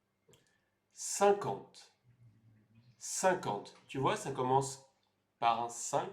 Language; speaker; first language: French; native; French